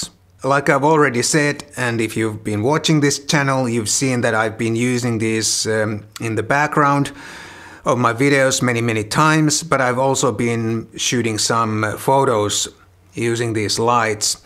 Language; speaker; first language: English; non-native, fluent; Finnish